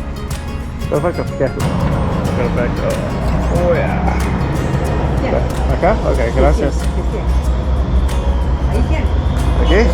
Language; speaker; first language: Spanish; non-native, learner; English